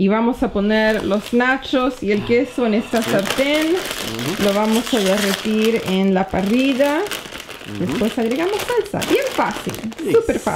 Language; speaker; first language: Spanish; native; Spanish